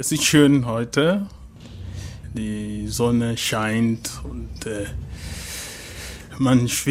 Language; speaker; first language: German; non-native, fluent; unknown